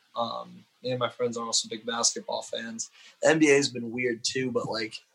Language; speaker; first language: English; native; English